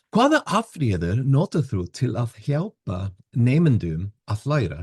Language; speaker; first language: Icelandic; non-native, learner; English